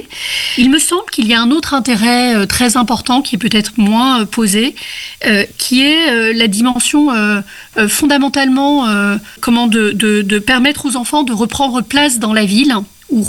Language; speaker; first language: French; native; French